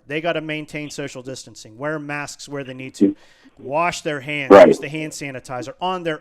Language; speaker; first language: English; native; English